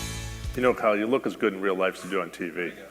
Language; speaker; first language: English; native; English